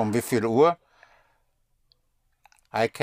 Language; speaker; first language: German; non-native, fluent; English